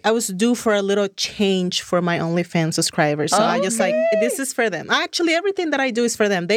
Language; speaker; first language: English; non-native, fluent; Spanish